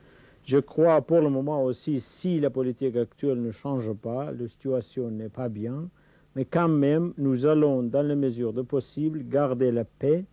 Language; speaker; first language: French; non-native, fluent; Kurdish